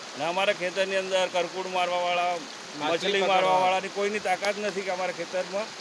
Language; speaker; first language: Gujarati; non-native, local second language; Bhili